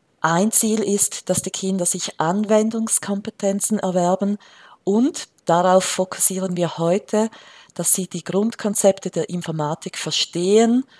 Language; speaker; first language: German; native; German